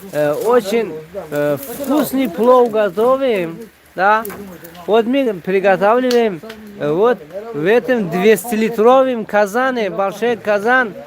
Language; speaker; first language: Russian; non-native, local second language; Tajik